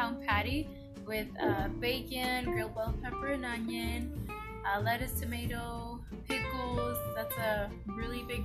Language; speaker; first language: English; native; English